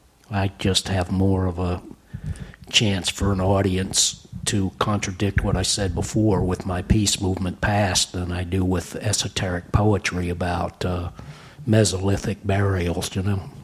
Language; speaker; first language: English; native; English